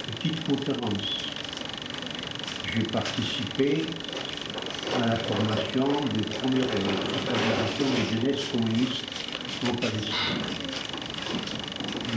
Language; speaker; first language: French; non-native, fluent; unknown